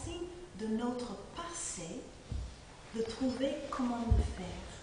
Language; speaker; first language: French; non-native, fluent; English